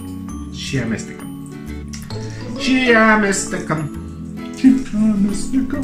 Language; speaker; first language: Romanian; non-native, learner; English